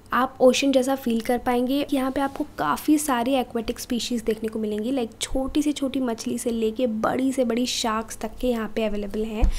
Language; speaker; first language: Hindi; non-native, local second language; Marathi